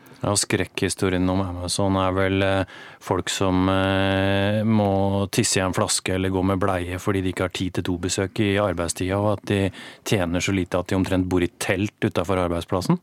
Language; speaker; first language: Norwegian; native; Norwegian